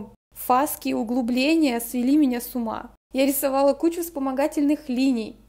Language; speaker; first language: Russian; native; Russian